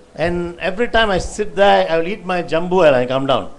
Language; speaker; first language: English; non-native, local second language; Tamil